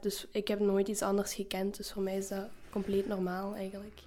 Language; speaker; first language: Dutch; native; Dutch